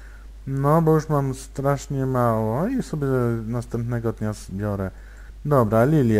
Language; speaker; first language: Polish; native; Polish